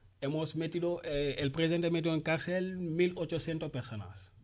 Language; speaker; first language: Spanish; non-native, learner; Wolof